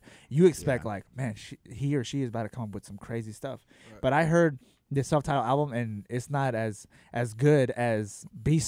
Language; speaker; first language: English; native; English